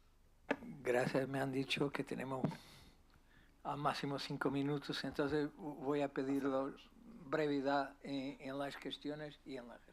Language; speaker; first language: Spanish; non-native, fluent; Portuguese